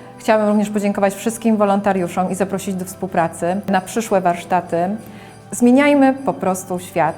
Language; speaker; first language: Polish; native; Polish